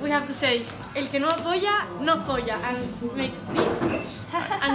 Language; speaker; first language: English; non-native, fluent; Spanish